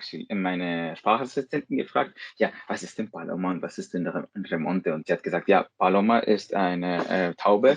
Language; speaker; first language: German; non-native, fluent; Spanish